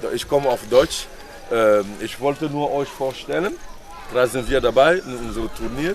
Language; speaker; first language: German; non-native, learner; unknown